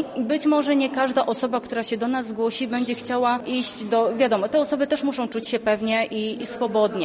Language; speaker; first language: Polish; native; Polish